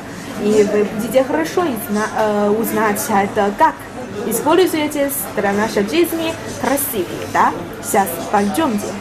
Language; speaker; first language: Russian; non-native, learner; Chinese